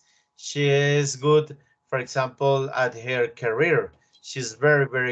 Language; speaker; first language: English; non-native, learner; Spanish